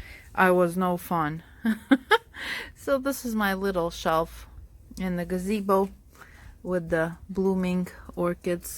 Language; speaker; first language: English; non-native, fluent; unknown